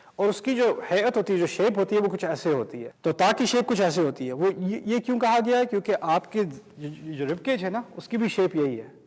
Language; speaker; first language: Urdu; early bilingual, heritage; Urdu